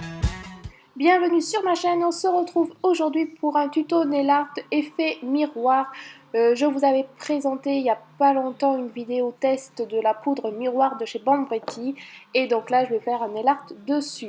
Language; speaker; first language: French; native; French